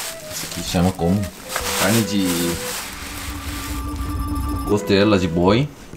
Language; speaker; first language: Portuguese; non-native, learner; Korean